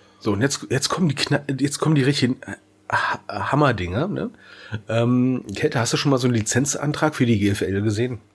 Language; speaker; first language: German; native; German